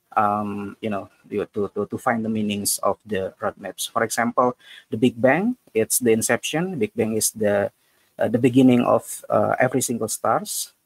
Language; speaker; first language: English; non-native, fluent; Indonesian